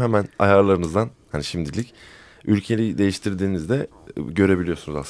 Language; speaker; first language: Turkish; native; Turkish